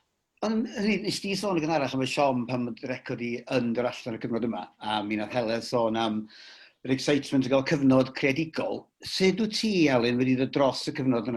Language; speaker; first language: Welsh; native; Welsh